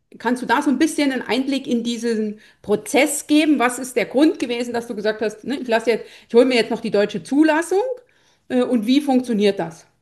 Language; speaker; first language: German; native; German